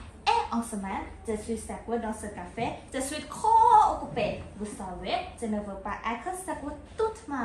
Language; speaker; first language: French; non-native, learner; Thai